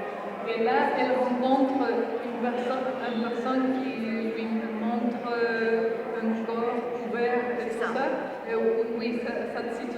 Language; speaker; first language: French; non-native, fluent; Spanish